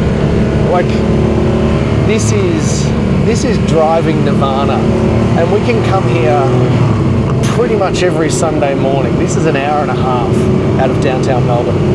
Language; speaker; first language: English; native; English